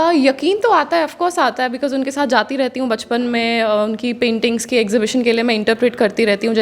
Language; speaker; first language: Hindi; non-native, local second language; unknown